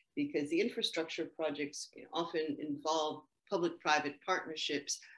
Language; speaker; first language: English; native; English